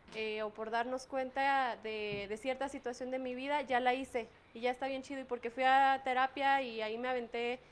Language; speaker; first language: Spanish; native; Spanish